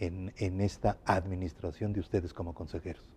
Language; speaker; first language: Spanish; native; Spanish